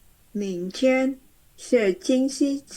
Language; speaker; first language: Chinese; non-native, learner; Indonesian